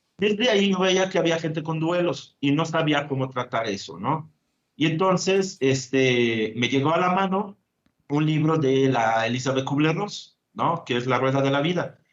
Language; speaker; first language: Spanish; non-native, fluent; Italian